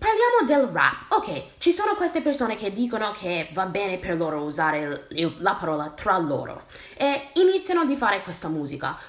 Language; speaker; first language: Italian; non-native, fluent; English